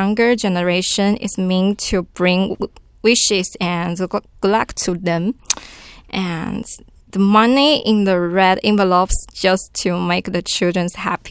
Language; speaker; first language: English; non-native, learner; Chinese